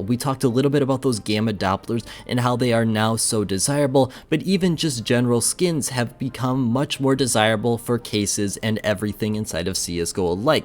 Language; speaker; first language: English; native; English